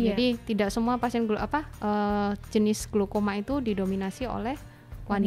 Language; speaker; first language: Indonesian; native; Indonesian